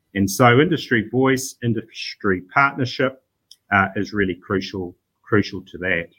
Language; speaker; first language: English; native; English